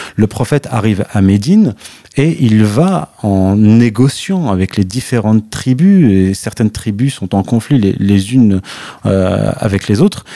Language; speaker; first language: French; early bilingual, other home language; Arabic